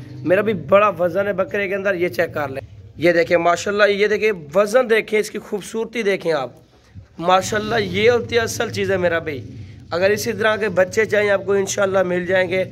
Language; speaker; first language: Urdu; non-native, local second language; Saraiki